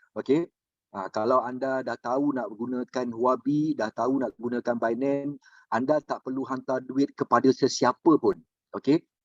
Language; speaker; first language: Malay; native; Malay